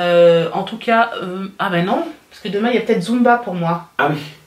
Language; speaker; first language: French; native; French